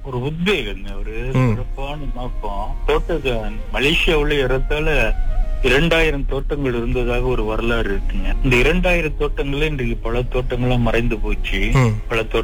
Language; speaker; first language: Tamil; early bilingual, heritage; Tamil